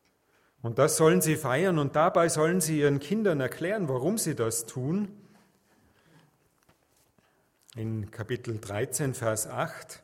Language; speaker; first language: German; native; German